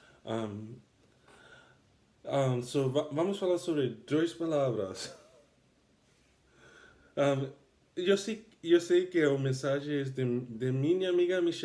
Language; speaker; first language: Portuguese; non-native, fluent; English